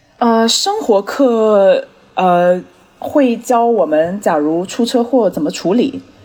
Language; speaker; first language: Chinese; early bilingual, heritage; Chinese